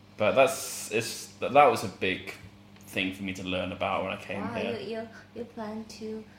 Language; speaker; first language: English; non-native, fluent; Arabic